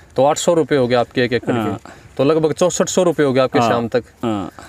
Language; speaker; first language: Hindi; native; Hindi